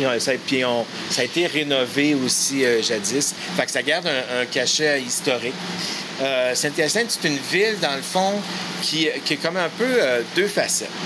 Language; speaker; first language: French; native; French